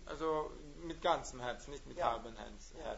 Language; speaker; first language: German; non-native, fluent; Hungarian